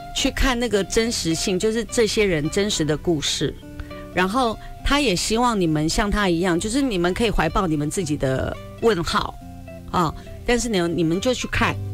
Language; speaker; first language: Chinese; native; Chinese